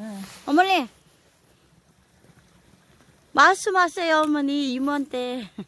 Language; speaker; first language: Korean; non-native, learner; Filipino